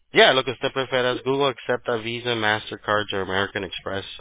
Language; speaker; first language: Spanish; early bilingual, heritage; Spanish